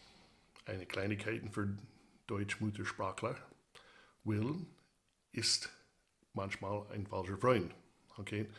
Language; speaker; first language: German; non-native, fluent; English